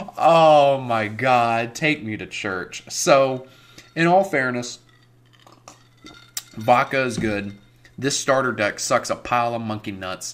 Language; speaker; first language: English; native; English